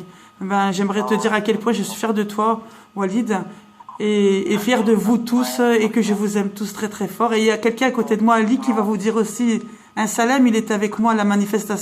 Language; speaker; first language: French; native; French